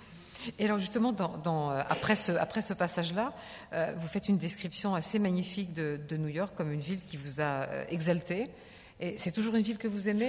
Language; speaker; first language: French; native; French